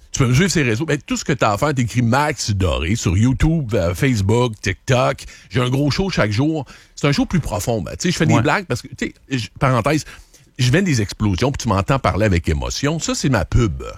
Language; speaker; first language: French; native; French